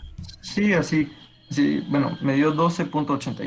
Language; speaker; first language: Spanish; native; Spanish